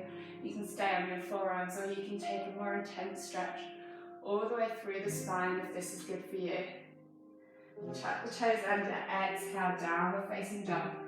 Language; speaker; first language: English; native; English